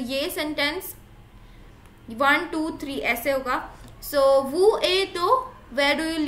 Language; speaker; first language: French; non-native, learner; Hindi